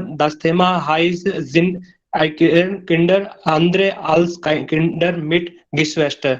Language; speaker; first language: German; non-native, learner; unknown